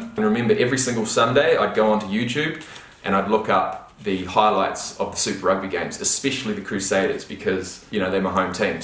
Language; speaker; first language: English; native; English